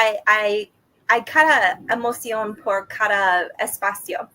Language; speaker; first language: Spanish; non-native, learner; English